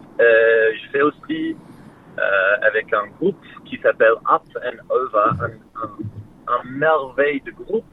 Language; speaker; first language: French; non-native, fluent; English